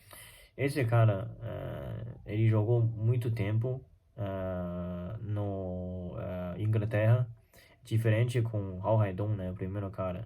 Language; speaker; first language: Portuguese; non-native, fluent; Chinese